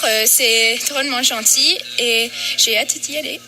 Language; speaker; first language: French; non-native, fluent; English